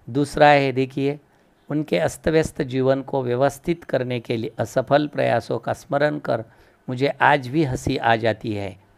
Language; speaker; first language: Hindi; non-native, local second language; Marathi